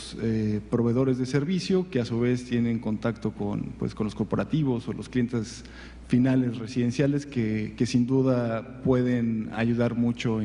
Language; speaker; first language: Spanish; native; Spanish